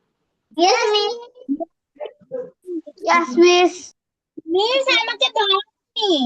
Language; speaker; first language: English; non-native, learner; Bangla